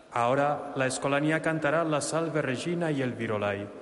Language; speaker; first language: Spanish; non-native, local second language; Catalan